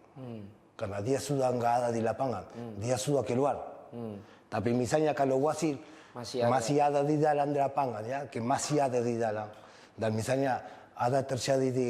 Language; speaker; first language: Indonesian; non-native, fluent; Spanish